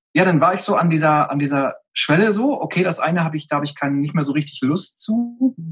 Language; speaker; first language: German; native; German